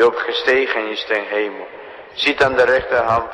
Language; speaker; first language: Dutch; non-native, fluent; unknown